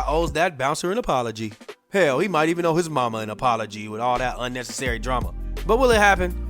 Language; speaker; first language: English; native; English